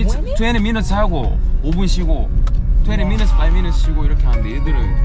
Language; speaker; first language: Korean; native; Korean